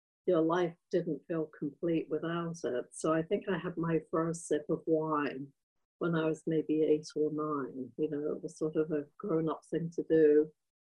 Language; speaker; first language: English; native; English